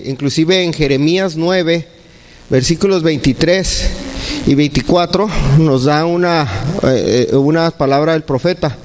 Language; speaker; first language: Spanish; native; Spanish